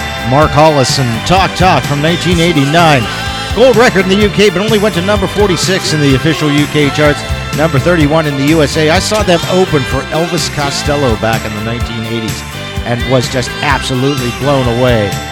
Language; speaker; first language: English; native; English